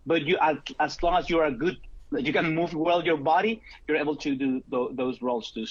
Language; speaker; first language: English; non-native, fluent; Spanish